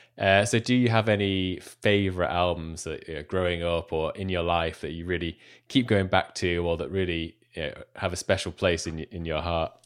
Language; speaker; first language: English; native; English